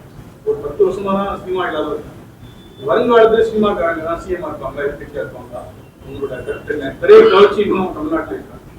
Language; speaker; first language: Tamil; native; Tamil